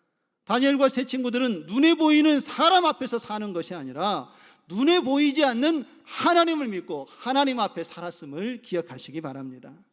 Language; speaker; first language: Korean; native; Korean